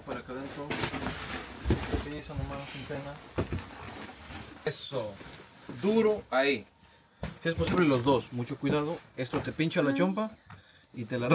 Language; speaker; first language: Spanish; native; Spanish